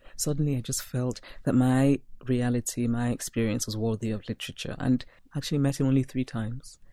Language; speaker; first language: English; non-native, local second language; Igbo